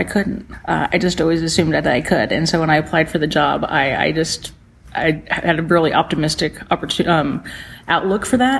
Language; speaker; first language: English; native; English